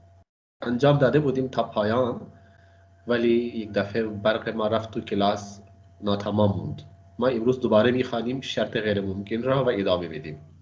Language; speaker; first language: Persian; non-native, fluent; Urdu